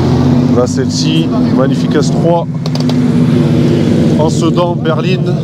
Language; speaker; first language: French; native; French